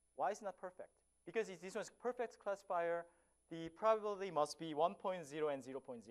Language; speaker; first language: English; non-native, fluent; Korean